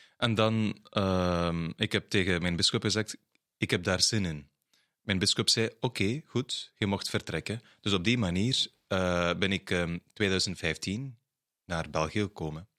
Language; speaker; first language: Dutch; non-native, fluent; Tamil